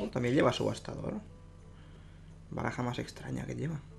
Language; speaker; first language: Spanish; native; Spanish